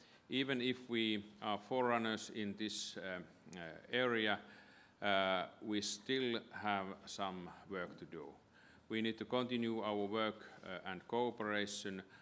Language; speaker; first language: English; non-native, fluent; Finnish